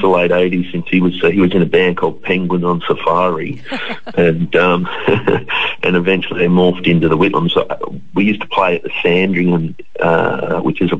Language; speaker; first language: English; native; English